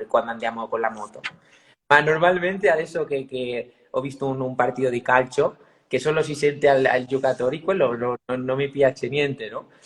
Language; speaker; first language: Italian; non-native, fluent; Spanish